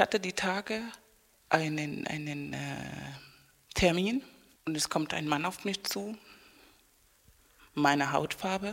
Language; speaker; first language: German; non-native, fluent; Spanish